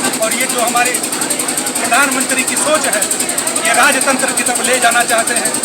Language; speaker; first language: Hindi; native; Hindi